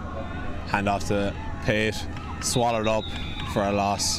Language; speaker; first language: English; native; English